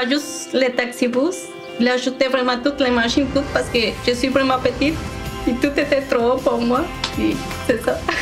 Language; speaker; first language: French; non-native, learner; Spanish